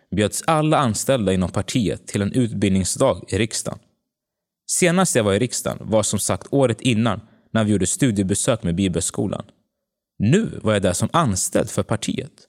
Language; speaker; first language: Swedish; early bilingual, other home language; Tigrinya